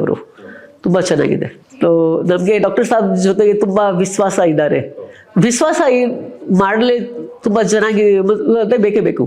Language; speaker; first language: Kannada; non-native, local second language; Hindi